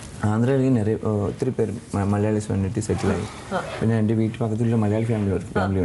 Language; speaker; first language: Malayalam; non-native, learner; Telugu